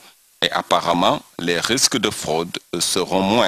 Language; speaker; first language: French; non-native, local second language; Wolof